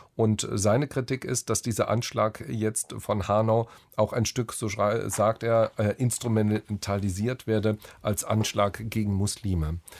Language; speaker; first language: German; native; German